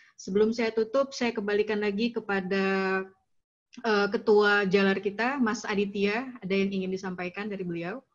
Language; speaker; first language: Indonesian; native; Indonesian